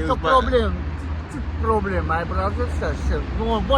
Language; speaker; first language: English; non-native, learner; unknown